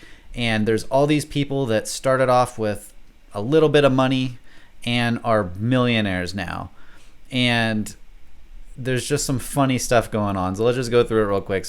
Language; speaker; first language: English; native; English